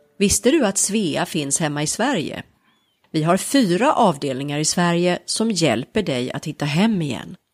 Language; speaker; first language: Swedish; native; Swedish